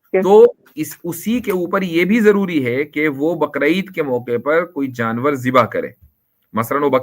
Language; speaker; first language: Hindi; native; Hindi